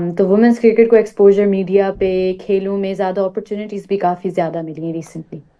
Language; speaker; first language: Urdu; native; Urdu